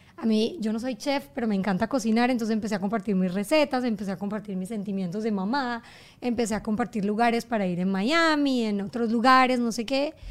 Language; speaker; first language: Spanish; native; Spanish